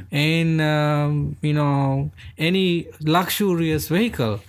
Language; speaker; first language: English; non-native, local second language; Sinhala